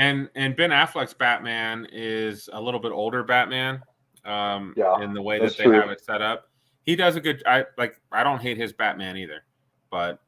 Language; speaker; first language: English; native; English